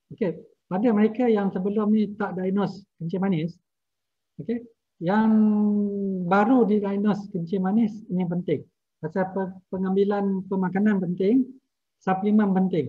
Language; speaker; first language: Malay; native; Malay